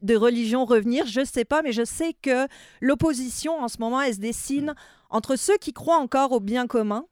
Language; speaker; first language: French; native; French